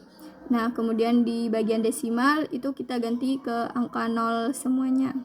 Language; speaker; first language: Indonesian; native; Indonesian